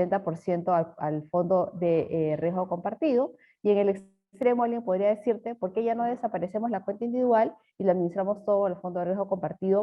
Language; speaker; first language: Spanish; native; Spanish